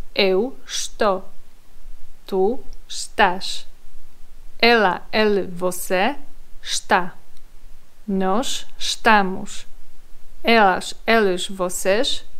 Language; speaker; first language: Portuguese; non-native, fluent; Polish